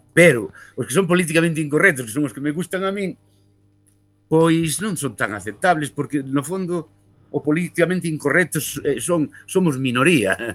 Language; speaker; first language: Galician; native; Galician